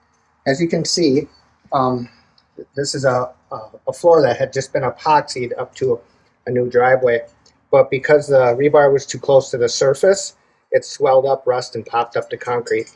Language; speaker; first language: English; native; English